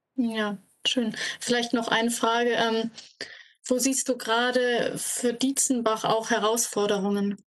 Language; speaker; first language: German; native; German